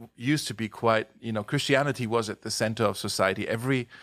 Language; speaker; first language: English; non-native, fluent; German